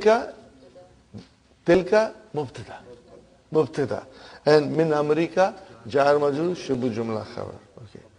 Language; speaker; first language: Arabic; non-native, fluent; Urdu